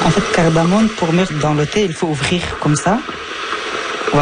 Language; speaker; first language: French; early bilingual, other home language; Persian